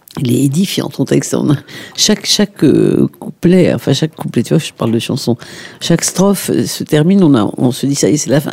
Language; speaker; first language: French; native; French